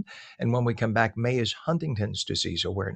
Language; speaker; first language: English; native; English